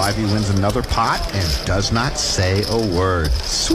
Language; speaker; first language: English; native; English